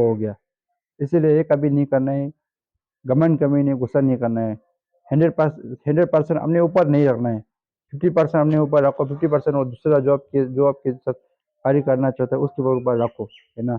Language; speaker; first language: Hindi; non-native, fluent; Tibetan